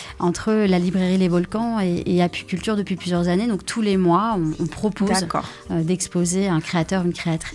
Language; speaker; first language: French; native; French